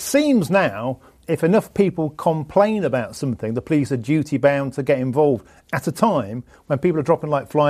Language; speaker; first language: English; native; English